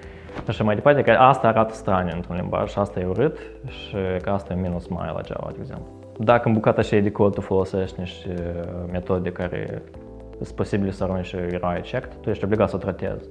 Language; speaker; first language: Romanian; native; Romanian